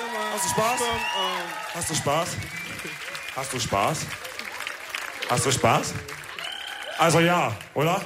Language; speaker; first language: German; early bilingual, other home language; Wolof